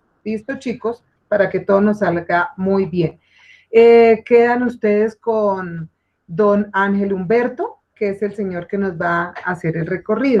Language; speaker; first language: Spanish; native; Spanish